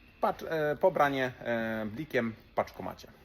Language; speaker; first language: Polish; native; Polish